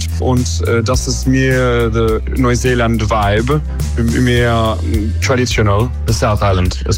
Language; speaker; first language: German; non-native, learner; English